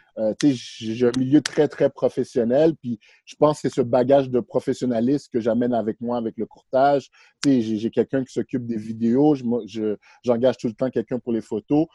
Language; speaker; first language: French; early bilingual, other home language; Haitian Creole